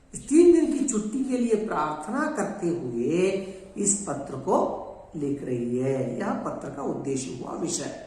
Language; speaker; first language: Hindi; non-native, local second language; Kannada